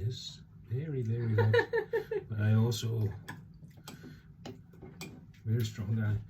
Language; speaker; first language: English; non-native, learner; Danish